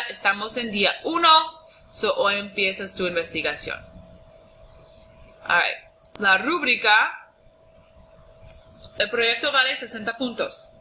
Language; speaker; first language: Spanish; non-native, fluent; English